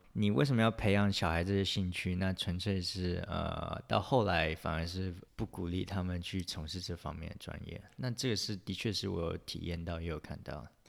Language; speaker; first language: Chinese; native; Chinese